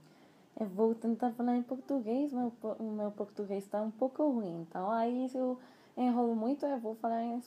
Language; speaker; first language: Portuguese; non-native, fluent; Spanish